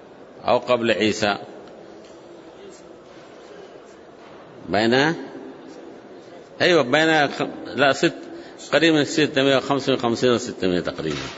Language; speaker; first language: Arabic; non-native, fluent; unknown